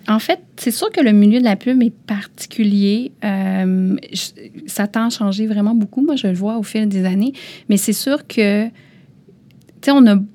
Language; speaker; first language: French; early bilingual, other home language; Lao